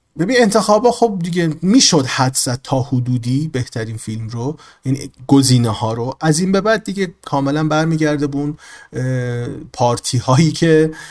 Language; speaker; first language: Persian; native; Persian